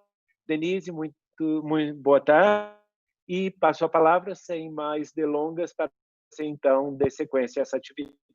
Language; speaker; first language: Portuguese; native; Portuguese